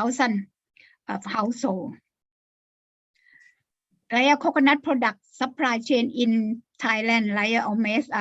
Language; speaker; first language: English; non-native, learner; Thai